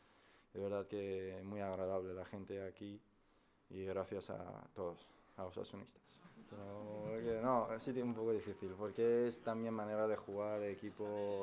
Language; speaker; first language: Spanish; non-native, fluent; Persian